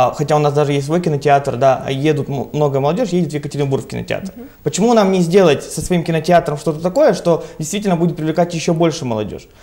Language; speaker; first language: Russian; native; Russian